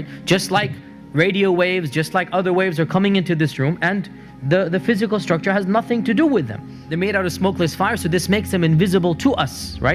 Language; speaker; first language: English; native; English